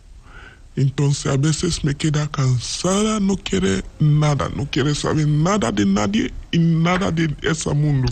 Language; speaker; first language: Spanish; non-native, learner; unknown